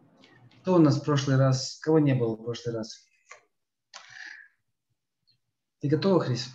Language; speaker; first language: Russian; native; Russian